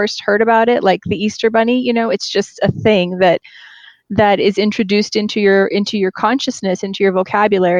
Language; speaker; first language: English; native; English